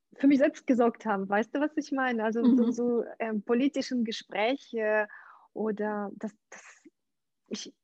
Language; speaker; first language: German; non-native, fluent; Ukrainian